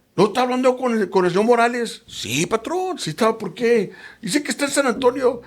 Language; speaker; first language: Spanish; early bilingual, heritage; Spanish